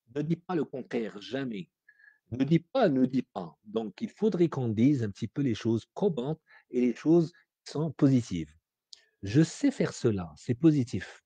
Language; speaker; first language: French; non-native, local second language; Arabic